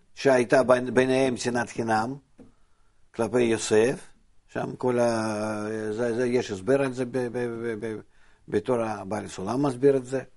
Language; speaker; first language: Hebrew; non-native, fluent; Russian